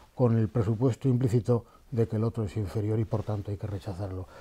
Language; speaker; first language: Spanish; native; Spanish